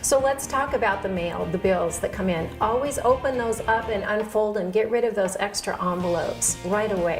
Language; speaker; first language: English; native; English